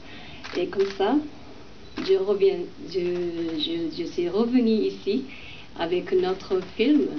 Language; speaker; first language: French; non-native, learner; Japanese